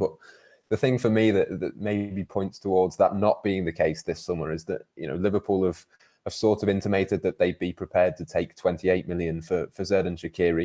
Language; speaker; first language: English; native; English